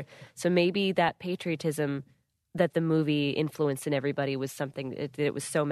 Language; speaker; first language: English; native; English